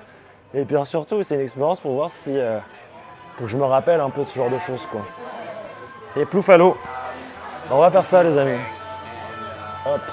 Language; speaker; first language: French; native; French